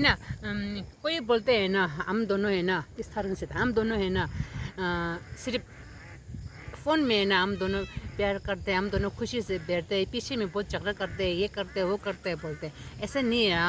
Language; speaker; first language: Hindi; non-native, local second language; Tibetan